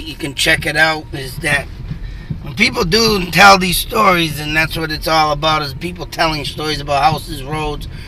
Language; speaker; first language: English; native; English